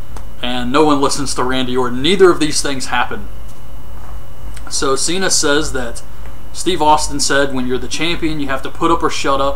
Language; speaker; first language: English; native; English